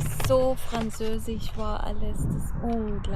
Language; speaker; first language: German; non-native, fluent; Arabic